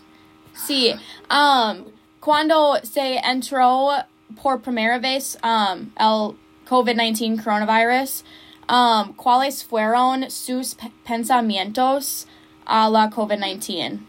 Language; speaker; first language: Spanish; non-native, learner; English